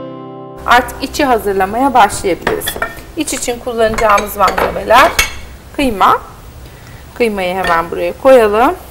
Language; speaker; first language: Turkish; native; Turkish